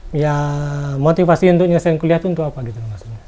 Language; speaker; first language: Indonesian; native; Indonesian